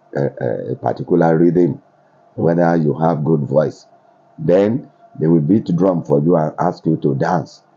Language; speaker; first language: English; non-native, local second language; Yoruba